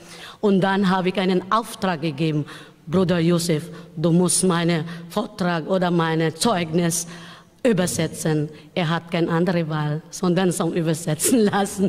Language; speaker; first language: German; non-native, learner; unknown